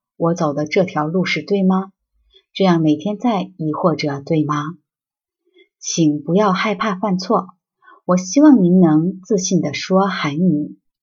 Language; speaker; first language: Chinese; non-native, fluent; Korean